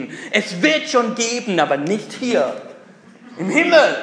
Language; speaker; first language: German; non-native, fluent; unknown